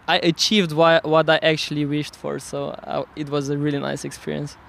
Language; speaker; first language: English; non-native, fluent; Slovenian